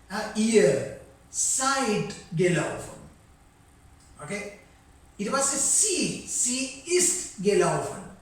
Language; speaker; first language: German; non-native, fluent; Sinhala